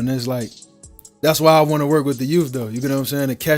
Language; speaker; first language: English; native; English